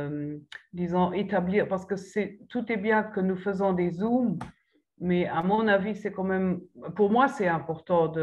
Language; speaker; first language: French; non-native, local second language; Luxembourgish